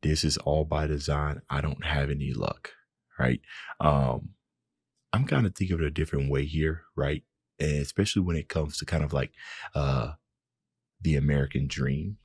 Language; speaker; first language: English; native; English